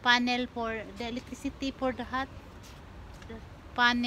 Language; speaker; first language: English; non-native, local second language; Filipino